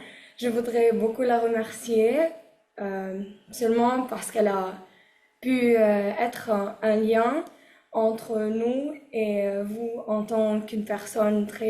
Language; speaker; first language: French; non-native, local second language; Arabic